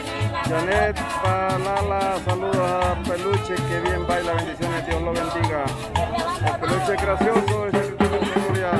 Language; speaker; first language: Spanish; native; Spanish